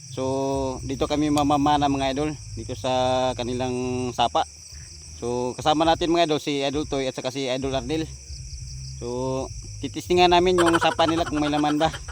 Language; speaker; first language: Filipino; non-native, local second language; Cebuano